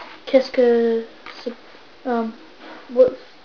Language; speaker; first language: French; non-native, learner; English